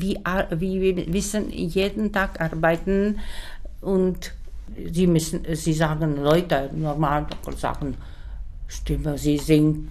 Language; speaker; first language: German; non-native, learner; Czech